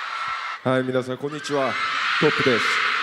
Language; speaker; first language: Japanese; non-native, learner; Korean